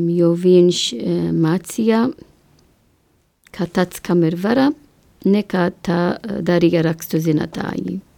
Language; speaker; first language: Latvian; non-native, learner; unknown